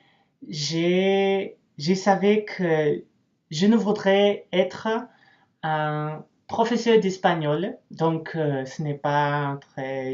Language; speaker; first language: French; non-native, learner; English